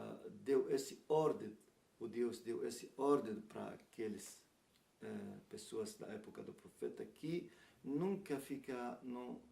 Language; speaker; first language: Portuguese; non-native, learner; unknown